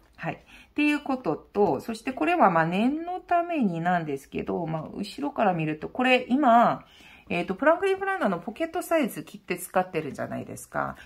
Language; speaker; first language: Japanese; non-native, fluent; Korean